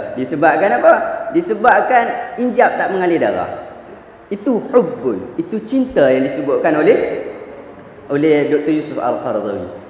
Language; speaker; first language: Malay; native; Malay